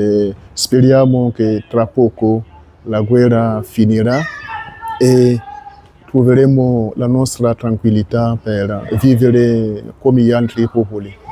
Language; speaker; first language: Italian; non-native, learner; French